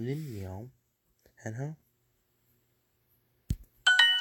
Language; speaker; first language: Chinese; non-native, learner; English